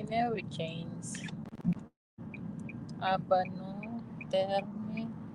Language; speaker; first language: English; non-native, local second language; Filipino